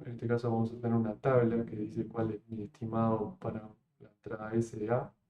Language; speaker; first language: Spanish; native; Spanish